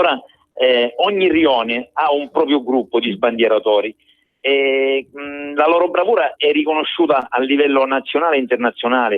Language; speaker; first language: Italian; native; Italian